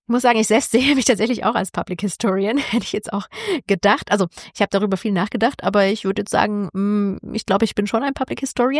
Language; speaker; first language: German; native; German